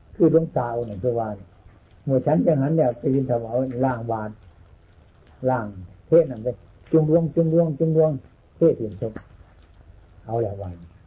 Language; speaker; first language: Thai; native; Thai